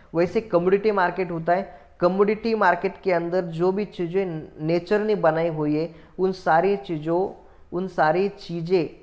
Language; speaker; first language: Hindi; non-native, local second language; Marathi